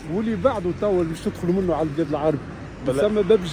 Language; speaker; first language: Arabic; native; Arabic